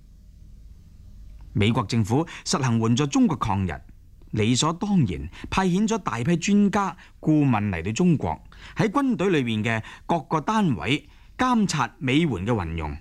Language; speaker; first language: Chinese; non-native, local second language; Cantonese